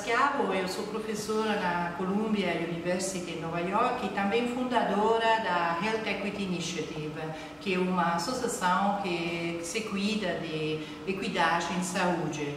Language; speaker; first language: Portuguese; non-native, fluent; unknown